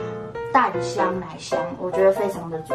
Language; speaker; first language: Chinese; native; Chinese